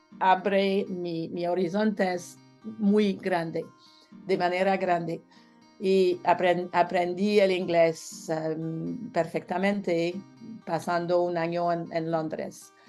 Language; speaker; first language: Spanish; non-native, learner; French